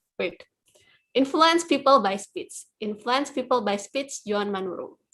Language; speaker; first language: English; non-native, fluent; Dutch